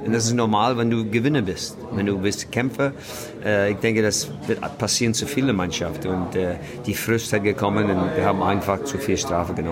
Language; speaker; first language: German; non-native, learner; English